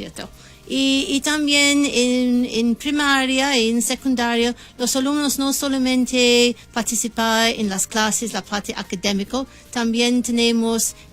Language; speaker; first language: Spanish; non-native, learner; English